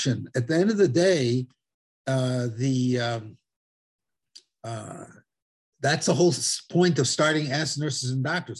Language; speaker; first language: English; non-native, fluent; Italian